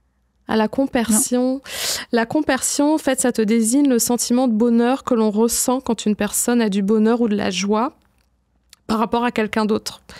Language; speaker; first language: French; native; French